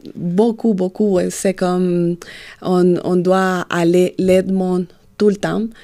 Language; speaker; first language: French; non-native, fluent; Spanish